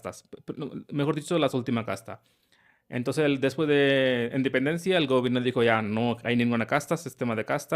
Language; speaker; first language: Spanish; non-native, fluent; Hindi